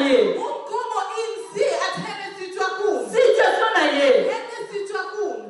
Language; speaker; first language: Swedish; non-native, fluent; Lingala